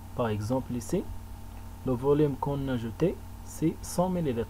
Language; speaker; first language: French; non-native, local second language; Arabic